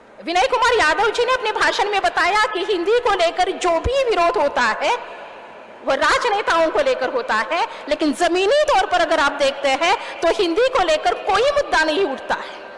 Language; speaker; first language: Hindi; non-native, local second language; Kannada